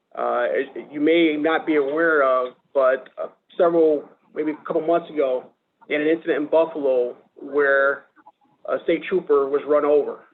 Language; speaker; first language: English; native; English